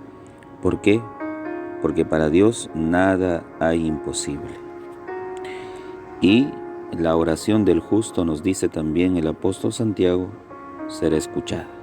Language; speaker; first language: Spanish; native; Spanish